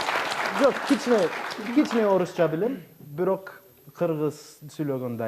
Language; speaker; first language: Kyrgyz; non-native, learner; English